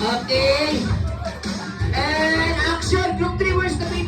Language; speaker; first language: English; non-native, local second language; Cebuano